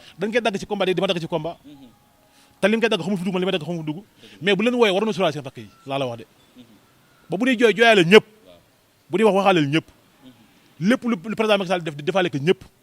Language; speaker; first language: Wolof; native; Wolof